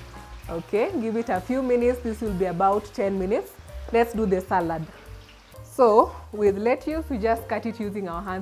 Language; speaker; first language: English; non-native, local second language; Swahili